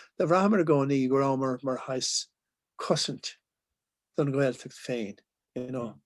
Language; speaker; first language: Irish; non-native, local second language; English